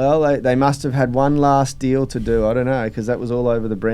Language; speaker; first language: English; native; English